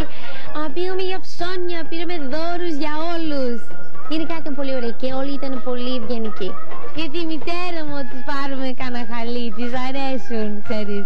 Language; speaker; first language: Greek; early bilingual, heritage; English